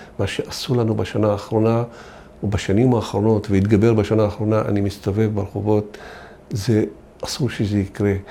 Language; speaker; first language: Hebrew; non-native, local second language; Arabic